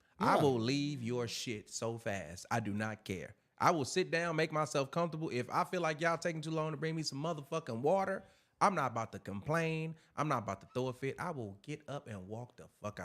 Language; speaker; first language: English; native; English